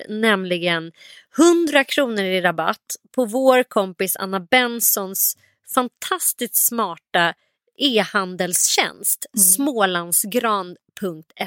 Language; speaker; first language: Swedish; native; Swedish